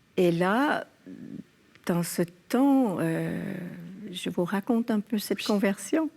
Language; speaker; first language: French; early bilingual, other home language; English